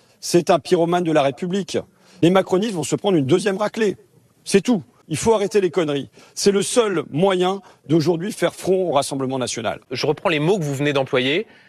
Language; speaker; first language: French; native; French